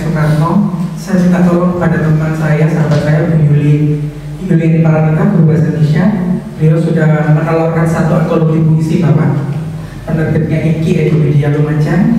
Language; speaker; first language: Indonesian; native; Indonesian